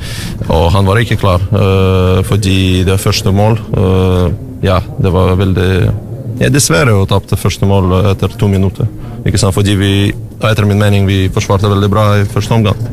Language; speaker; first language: Norwegian; non-native, learner; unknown